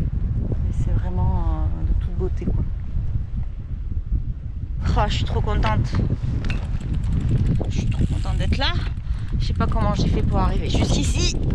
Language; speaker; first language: French; native; French